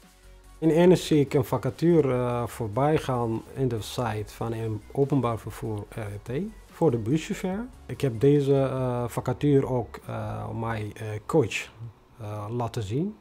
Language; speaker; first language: Dutch; non-native, fluent; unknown